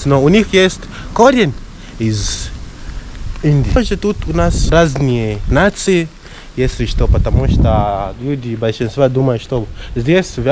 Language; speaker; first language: Russian; non-native, fluent; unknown